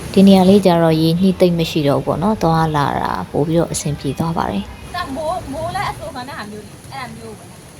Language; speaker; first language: Burmese; native; Burmese